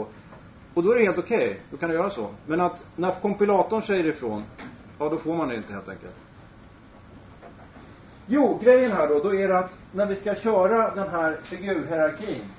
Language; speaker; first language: Swedish; native; Swedish